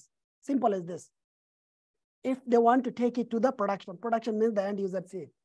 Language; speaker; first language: English; non-native, fluent; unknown